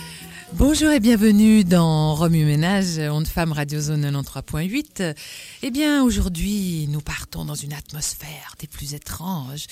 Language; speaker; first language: French; native; French